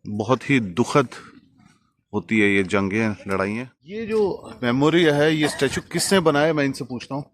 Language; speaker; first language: Hindi; non-native, fluent; Russian